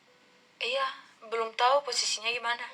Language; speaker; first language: Indonesian; non-native, learner; Turkish